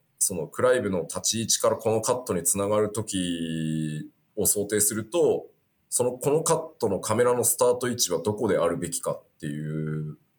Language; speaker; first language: Japanese; native; Japanese